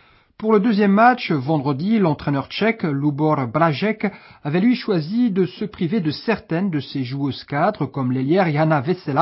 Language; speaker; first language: French; native; French